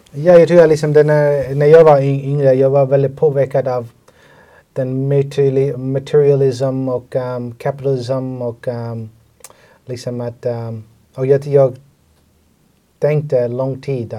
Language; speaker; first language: Swedish; non-native, fluent; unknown